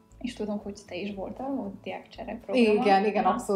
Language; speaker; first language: Hungarian; non-native, fluent; Polish